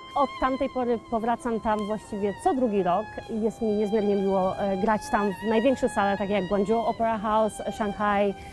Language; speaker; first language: Polish; native; Polish